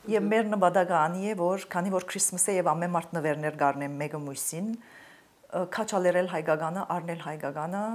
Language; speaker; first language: Armenian; early bilingual, heritage; Armenian